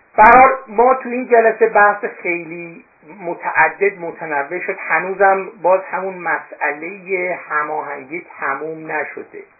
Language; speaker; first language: Persian; non-native, local second language; Azerbaijani